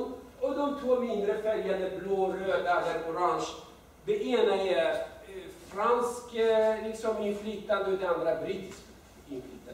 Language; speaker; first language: Swedish; non-native, fluent; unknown